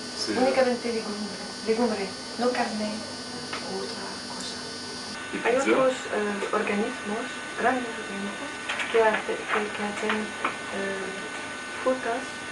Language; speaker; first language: Spanish; non-native, fluent; French